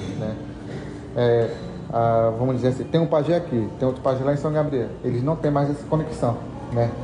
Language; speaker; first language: Portuguese; non-native, local second language; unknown